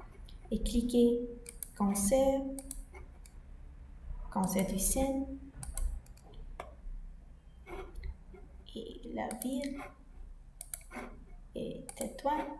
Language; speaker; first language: French; non-native, learner; English